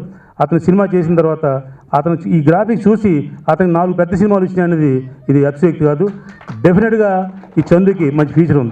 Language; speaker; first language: Telugu; native; Telugu